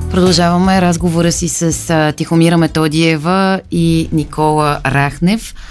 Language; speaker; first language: Bulgarian; native; Bulgarian